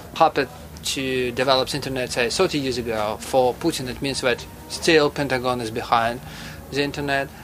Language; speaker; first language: English; non-native, fluent; Russian